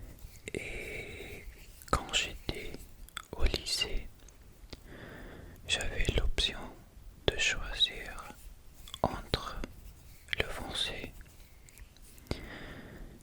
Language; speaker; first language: French; non-native, fluent; English